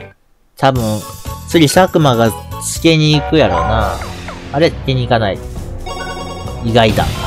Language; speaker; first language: Japanese; native; Japanese